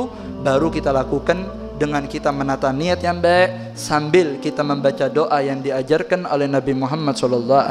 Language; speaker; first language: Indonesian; non-native, local second language; Javanese